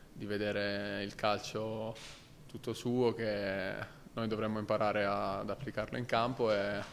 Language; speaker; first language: Italian; native; Italian